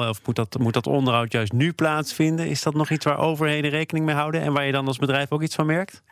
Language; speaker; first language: Dutch; native; Dutch